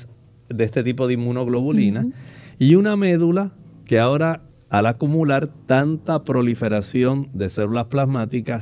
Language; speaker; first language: Spanish; native; Spanish